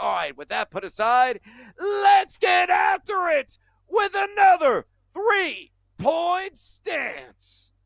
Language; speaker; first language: English; native; English